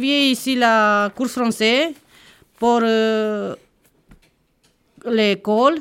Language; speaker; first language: French; non-native, learner; Romanian